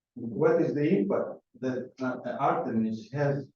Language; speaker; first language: English; non-native, fluent; Greek